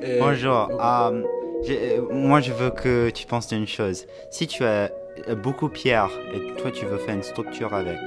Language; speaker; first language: French; non-native, learner; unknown